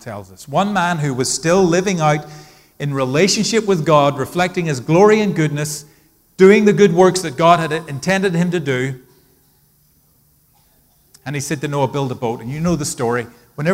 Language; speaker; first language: English; native; English